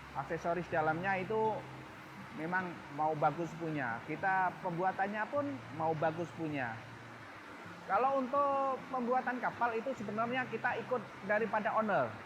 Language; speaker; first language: Malay; non-native, fluent; Indonesian